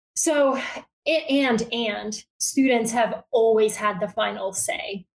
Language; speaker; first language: English; early bilingual, other home language; Bulgarian